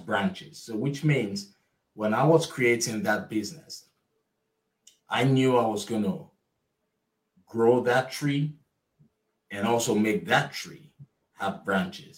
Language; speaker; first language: English; non-native, local second language; Igbo